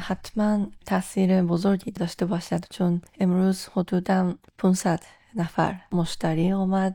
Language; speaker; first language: Persian; non-native, fluent; Japanese